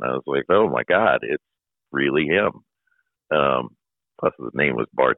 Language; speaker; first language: English; native; English